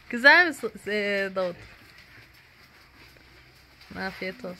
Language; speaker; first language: Turkish; native; Turkish